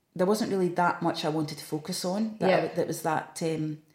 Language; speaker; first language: English; native; English